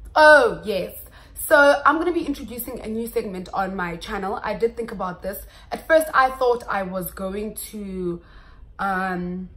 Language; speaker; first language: English; non-native, local second language; Xhosa